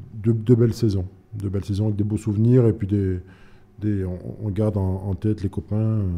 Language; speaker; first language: French; native; French